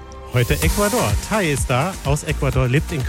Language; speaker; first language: German; native; German